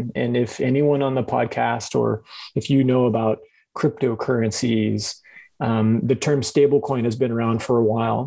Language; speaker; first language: English; native; English